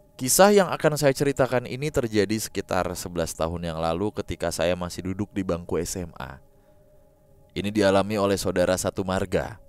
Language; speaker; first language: Indonesian; native; Indonesian